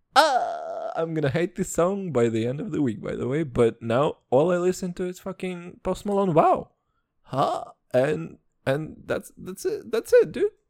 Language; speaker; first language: English; non-native, fluent; Serbian